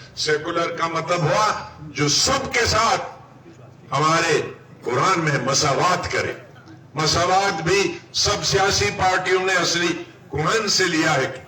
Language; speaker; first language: Urdu; non-native, local second language; Kashmiri